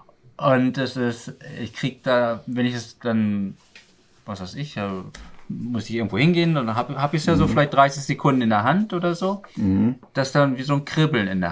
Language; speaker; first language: German; native; German